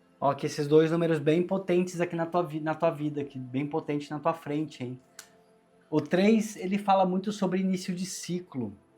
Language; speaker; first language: Portuguese; native; Portuguese